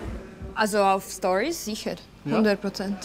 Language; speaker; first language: German; non-native, learner; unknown